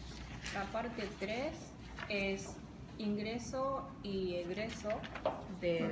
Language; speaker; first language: Spanish; non-native, fluent; Japanese